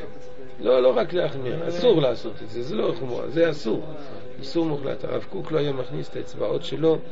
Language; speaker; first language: Hebrew; non-native, fluent; French